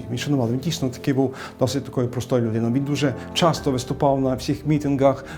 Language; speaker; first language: Ukrainian; native; Ukrainian